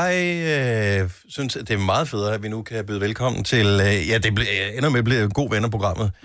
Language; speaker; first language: Danish; native; Danish